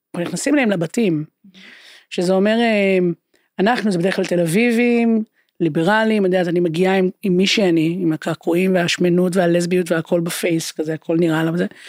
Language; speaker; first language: Hebrew; native; Hebrew